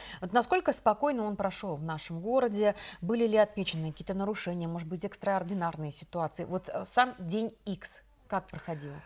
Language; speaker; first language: Russian; native; Russian